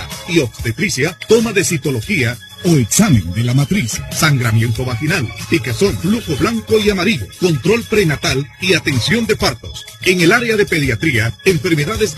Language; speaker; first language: Spanish; non-native, local second language; Quechua